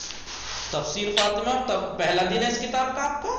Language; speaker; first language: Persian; non-native, fluent; Urdu